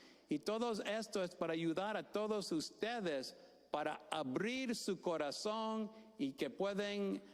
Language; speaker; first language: Spanish; non-native, fluent; English